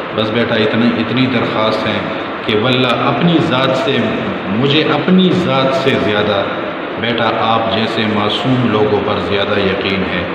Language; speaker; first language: Urdu; non-native, local second language; Pashto